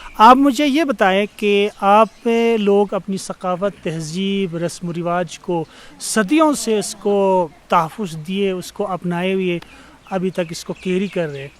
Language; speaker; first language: Urdu; non-native, local second language; Khowar